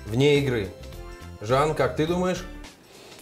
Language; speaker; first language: Russian; native; Russian